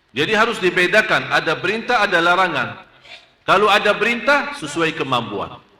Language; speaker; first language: Malay; non-native, fluent; Arabic